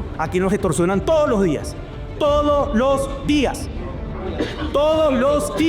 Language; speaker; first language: Spanish; native; Spanish